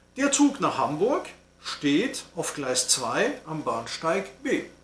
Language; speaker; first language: German; non-native, fluent; French